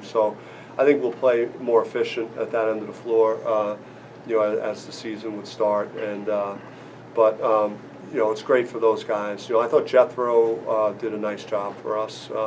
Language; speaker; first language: English; native; English